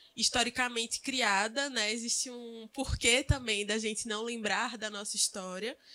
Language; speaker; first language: Portuguese; native; Portuguese